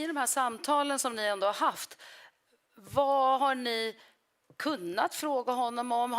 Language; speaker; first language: Swedish; native; Swedish